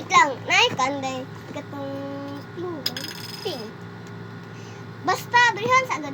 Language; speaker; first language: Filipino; non-native, local second language; Cebuano